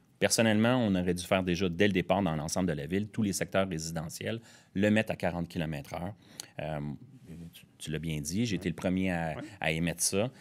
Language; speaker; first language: French; native; French